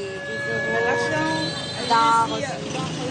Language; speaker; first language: French; non-native, learner; Vietnamese